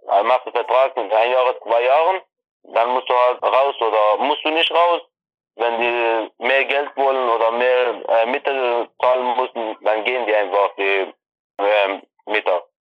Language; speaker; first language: German; non-native, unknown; Persian